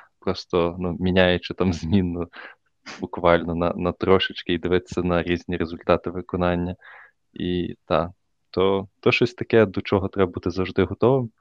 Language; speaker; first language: Ukrainian; native; Ukrainian